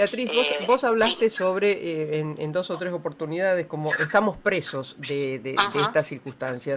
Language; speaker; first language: Spanish; native; Spanish